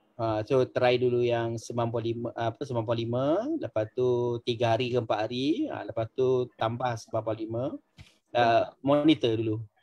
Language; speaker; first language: Malay; native; Malay